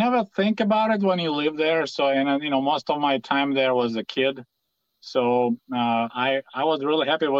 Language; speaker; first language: English; non-native, fluent; Russian